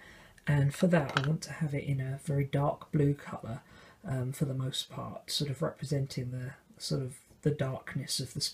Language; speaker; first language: English; native; English